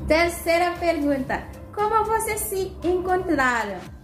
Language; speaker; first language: Portuguese; non-native, fluent; Haitian Creole